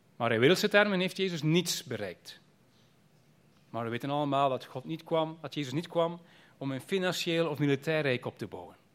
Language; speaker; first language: Dutch; native; Dutch